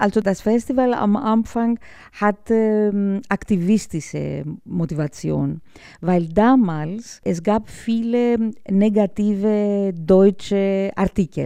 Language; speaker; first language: German; non-native, fluent; Greek